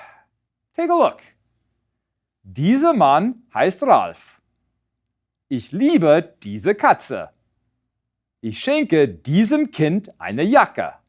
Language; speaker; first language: German; non-native, fluent; English